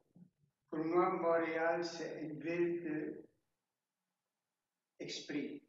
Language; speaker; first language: French; non-native, learner; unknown